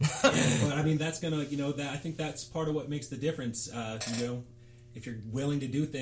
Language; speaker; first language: English; native; English